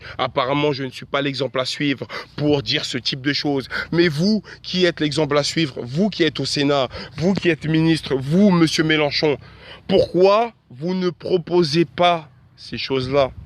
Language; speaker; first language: French; native; French